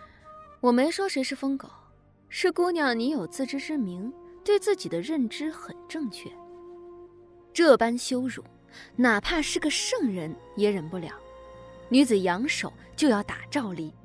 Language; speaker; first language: Chinese; native; Chinese